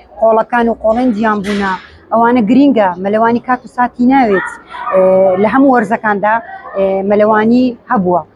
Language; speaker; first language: Central Kurdish; native; Central Kurdish